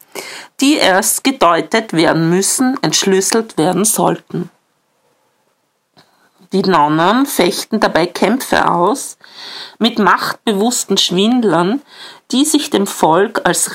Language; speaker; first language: German; native; German